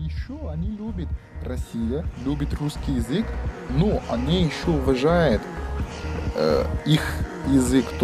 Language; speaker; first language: Russian; non-native, learner; Arabic